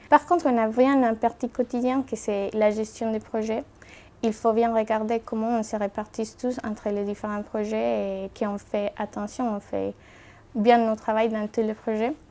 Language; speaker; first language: French; non-native, fluent; Spanish